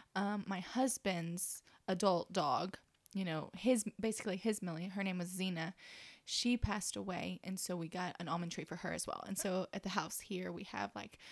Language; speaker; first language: English; native; English